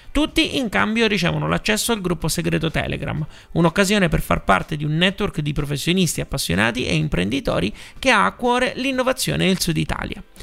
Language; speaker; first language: Italian; native; Italian